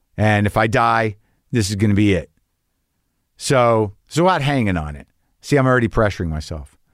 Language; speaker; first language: English; native; English